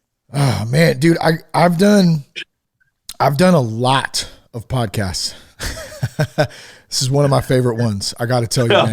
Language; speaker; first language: English; native; English